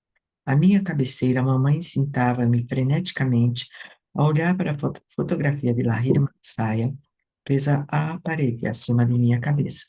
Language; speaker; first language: Portuguese; native; Portuguese